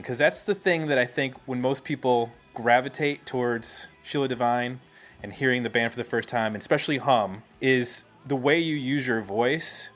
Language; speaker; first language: English; native; English